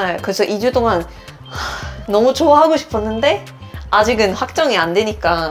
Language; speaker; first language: Korean; non-native, fluent; Swedish